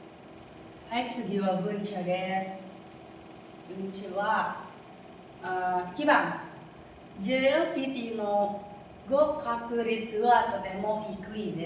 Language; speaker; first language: Japanese; non-native, learner; Indonesian